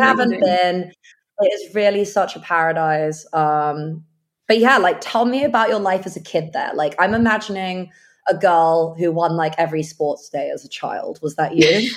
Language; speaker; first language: English; early bilingual, other home language; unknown